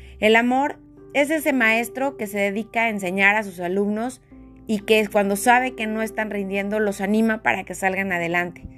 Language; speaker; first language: Spanish; native; Spanish